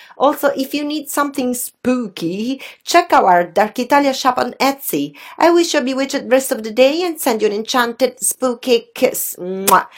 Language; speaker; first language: English; non-native, fluent; Italian